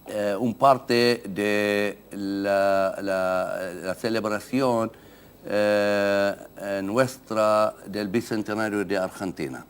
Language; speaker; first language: Spanish; non-native, fluent; Arabic